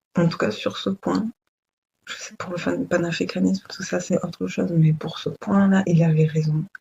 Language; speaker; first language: French; early bilingual, other home language; Lingala